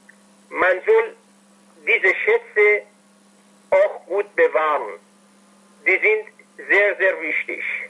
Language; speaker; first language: German; non-native, fluent; Persian